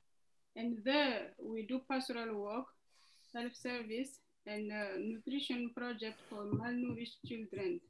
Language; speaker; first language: English; non-native, fluent; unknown